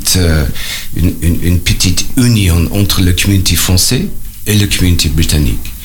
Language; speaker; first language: French; non-native, learner; English